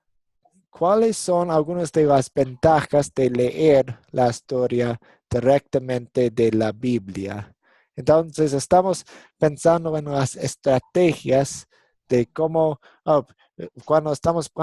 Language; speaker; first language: Spanish; non-native, fluent; English